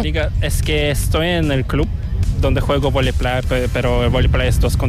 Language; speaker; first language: Spanish; non-native, fluent; Korean